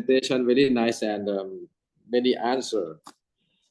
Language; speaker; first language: English; non-native, fluent; Thai